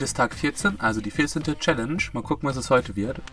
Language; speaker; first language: German; native; German